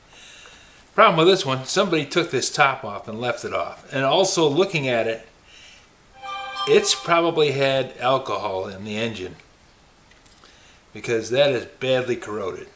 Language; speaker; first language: English; native; English